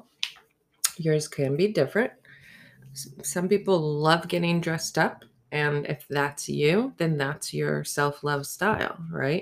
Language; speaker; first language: English; native; English